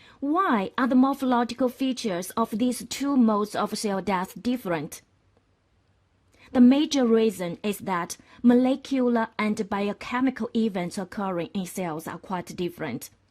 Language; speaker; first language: English; non-native, fluent; Chinese